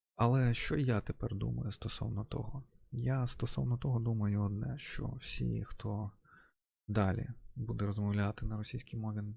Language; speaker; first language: Ukrainian; non-native, local second language; Russian